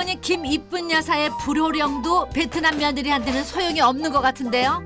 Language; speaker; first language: Korean; native; Korean